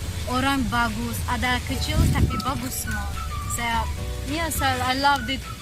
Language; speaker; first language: Indonesian; non-native, learner; Tajik